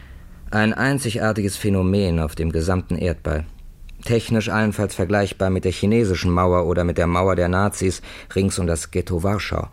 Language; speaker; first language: German; native; German